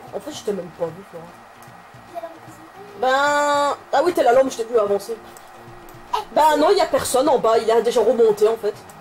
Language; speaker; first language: French; native; French